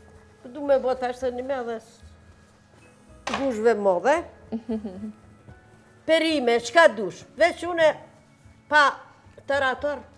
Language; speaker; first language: Albanian; native; Albanian